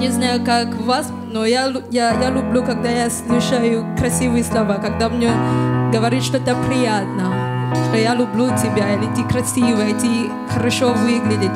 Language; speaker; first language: Russian; non-native, fluent; English